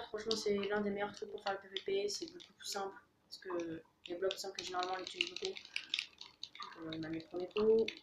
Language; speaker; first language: French; native; French